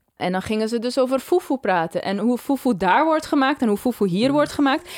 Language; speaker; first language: Dutch; non-native, local second language; Papiamento